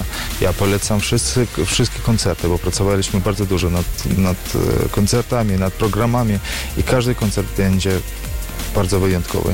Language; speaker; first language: Polish; non-native, learner; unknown